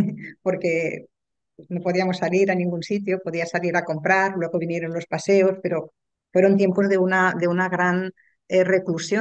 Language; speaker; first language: Spanish; native; Spanish